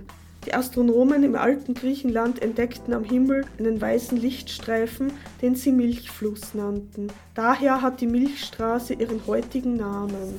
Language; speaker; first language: German; native; German